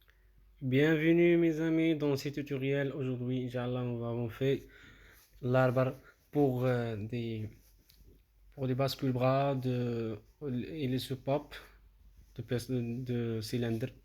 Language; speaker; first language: French; non-native, local second language; Arabic